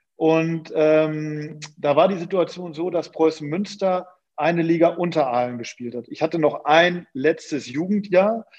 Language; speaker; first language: German; native; German